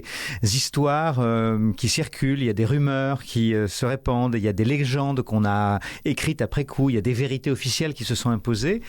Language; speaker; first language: French; native; French